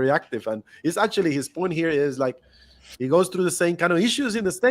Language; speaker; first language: English; non-native, fluent; Spanish